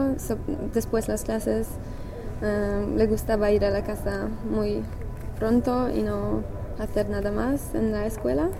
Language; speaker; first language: Spanish; non-native, learner; English